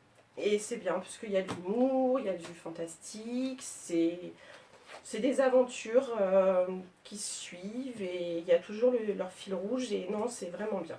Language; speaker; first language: French; native; French